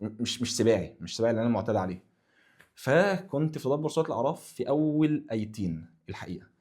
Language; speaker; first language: Arabic; native; Arabic